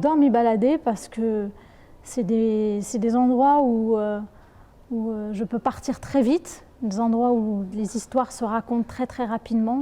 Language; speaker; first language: French; native; French